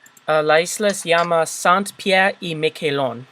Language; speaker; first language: Spanish; non-native, learner; English